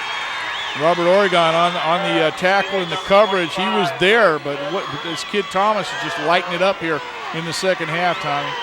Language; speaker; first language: English; native; English